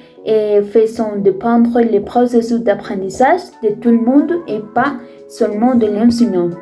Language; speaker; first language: French; non-native, fluent; Spanish